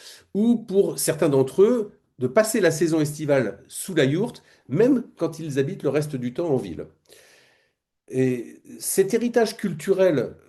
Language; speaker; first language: French; native; French